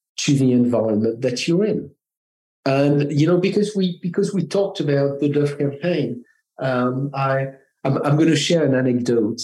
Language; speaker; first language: English; non-native, fluent; French